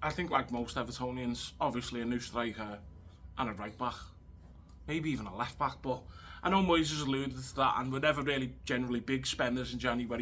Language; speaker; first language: English; native; English